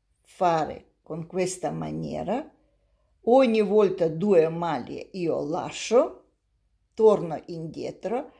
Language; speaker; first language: Italian; non-native, learner; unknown